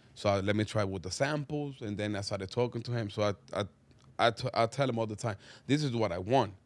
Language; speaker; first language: English; non-native, fluent; Spanish